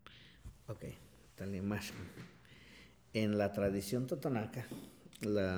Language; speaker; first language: Spanish; non-native, local second language; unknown